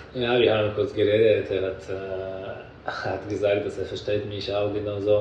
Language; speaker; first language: German; non-native, fluent; Polish